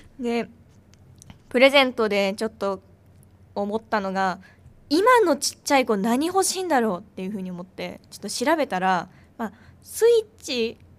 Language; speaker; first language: Japanese; native; Japanese